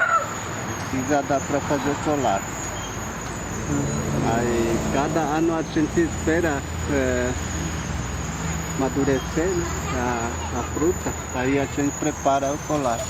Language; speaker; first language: Portuguese; non-native, local second language; Guarani